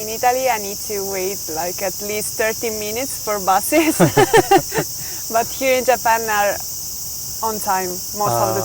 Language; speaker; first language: English; non-native, fluent; Italian